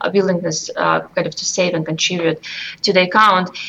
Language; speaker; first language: English; non-native, fluent; Russian